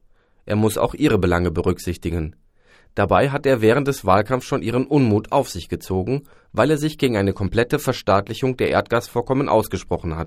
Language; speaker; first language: German; native; German